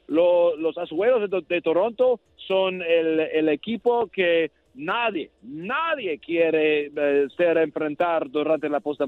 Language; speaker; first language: Spanish; non-native, learner; English